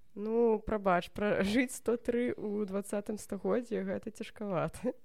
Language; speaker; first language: Belarusian; non-native, local second language; Russian